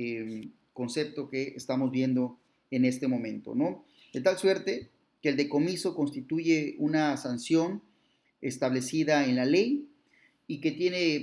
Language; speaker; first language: Spanish; native; Spanish